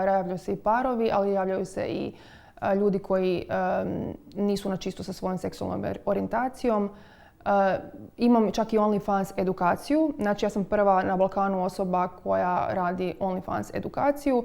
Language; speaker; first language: Croatian; native; Croatian